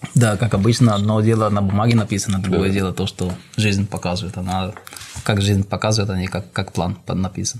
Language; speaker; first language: Russian; non-native, fluent; Spanish